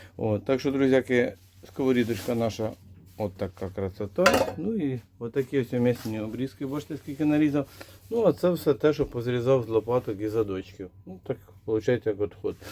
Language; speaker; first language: Ukrainian; native; Ukrainian